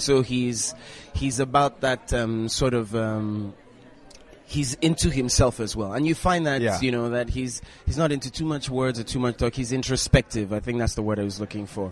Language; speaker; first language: English; non-native, local second language; Igbo